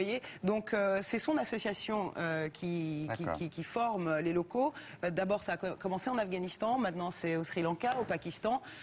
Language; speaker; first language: French; native; French